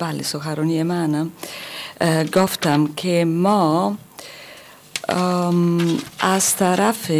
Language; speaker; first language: Persian; non-native, learner; German